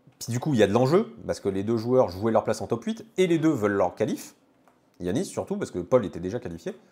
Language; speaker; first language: French; native; French